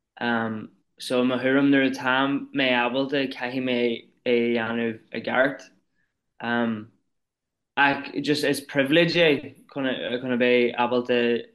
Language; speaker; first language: Irish; non-native, local second language; English